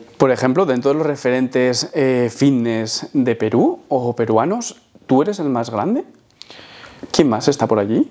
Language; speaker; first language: Spanish; native; Spanish